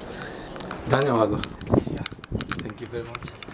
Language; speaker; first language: English; non-native, learner; Japanese